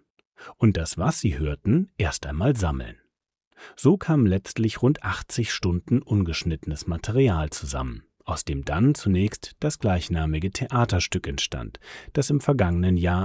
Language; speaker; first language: German; native; German